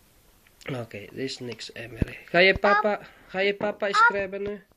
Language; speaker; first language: Dutch; non-native, learner; Filipino